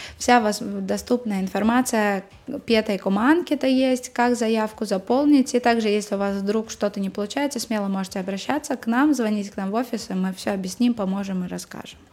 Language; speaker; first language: Russian; native; Russian